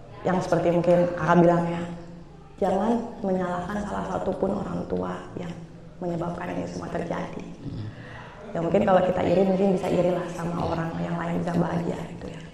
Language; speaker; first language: Indonesian; native; Indonesian